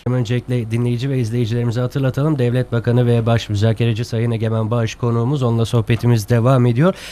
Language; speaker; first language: Turkish; native; Turkish